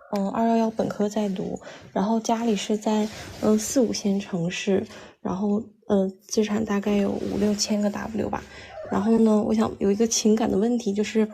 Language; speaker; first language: Chinese; native; Chinese